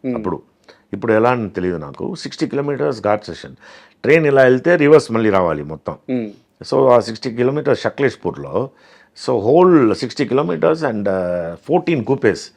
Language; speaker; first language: Telugu; non-native, fluent; Tamil